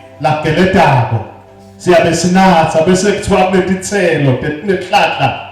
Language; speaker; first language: Zulu; non-native, local second language; Swati